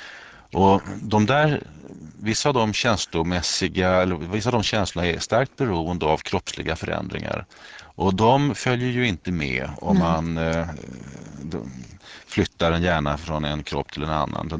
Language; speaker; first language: Swedish; native; Swedish